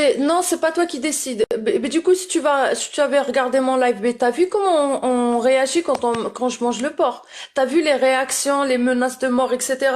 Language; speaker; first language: French; early bilingual, other home language; Arabic